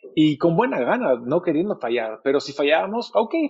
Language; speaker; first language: Spanish; native; Spanish